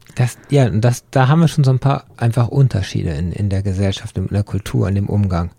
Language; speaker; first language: German; native; German